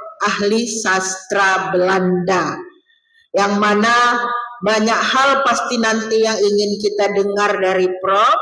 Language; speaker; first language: Indonesian; native; Indonesian